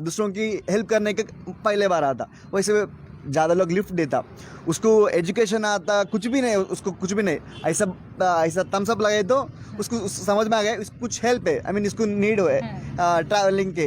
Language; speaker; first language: Hindi; non-native, local second language; Telugu